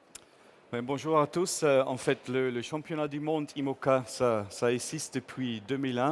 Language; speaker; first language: French; non-native, fluent; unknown